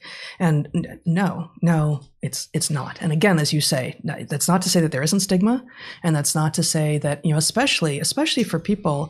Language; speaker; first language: English; native; English